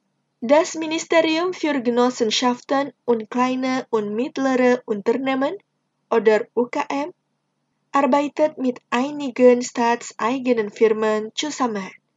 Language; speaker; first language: German; non-native, fluent; Indonesian